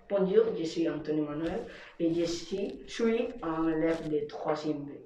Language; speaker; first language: French; non-native, learner; Spanish